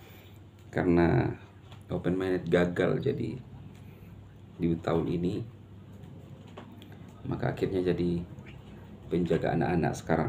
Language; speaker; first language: Indonesian; native; Indonesian